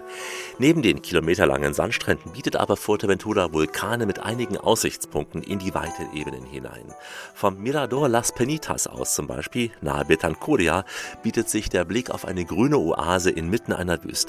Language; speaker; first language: German; native; German